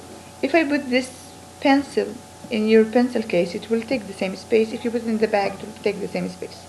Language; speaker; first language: English; non-native, fluent; Arabic